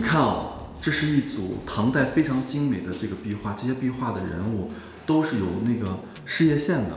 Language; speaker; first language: Chinese; native; Chinese